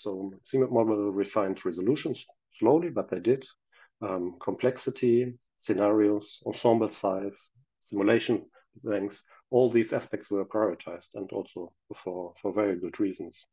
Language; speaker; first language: English; non-native, fluent; German